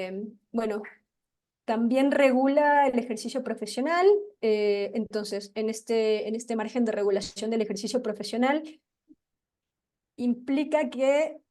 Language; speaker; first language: Spanish; native; Spanish